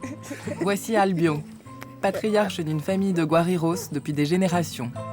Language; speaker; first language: French; native; French